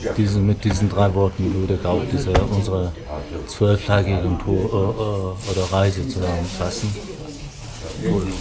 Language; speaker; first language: German; non-native, fluent; Mongolian